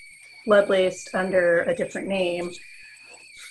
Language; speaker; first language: English; native; English